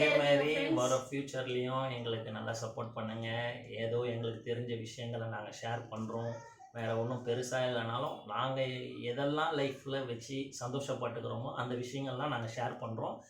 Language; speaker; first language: Tamil; native; Tamil